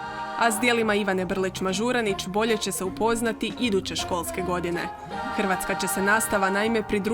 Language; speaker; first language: Croatian; native; Croatian